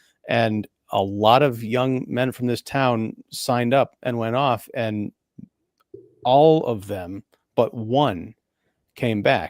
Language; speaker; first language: English; native; English